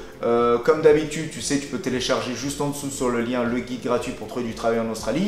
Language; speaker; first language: French; native; French